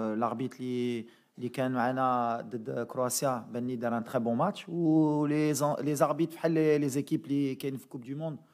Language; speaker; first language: Arabic; early bilingual, heritage; Arabic